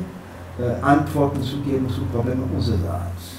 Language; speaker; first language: German; non-native, fluent; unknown